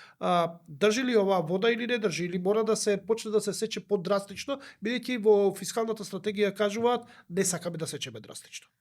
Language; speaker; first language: Macedonian; native; Macedonian